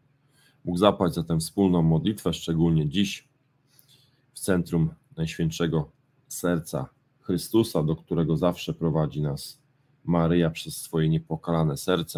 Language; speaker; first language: Polish; native; Polish